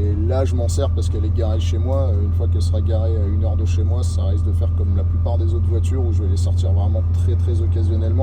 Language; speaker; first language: French; native; French